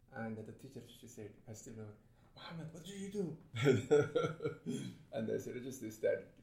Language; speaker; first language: English; non-native, fluent; Somali